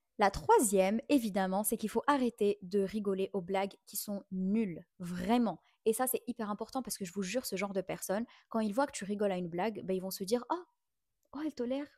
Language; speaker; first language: French; non-native, local second language; Arabic